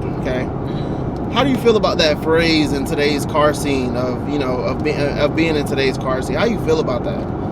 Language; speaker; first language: English; native; English